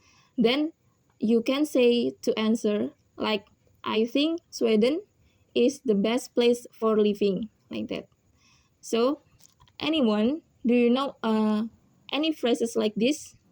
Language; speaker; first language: English; non-native, learner; Indonesian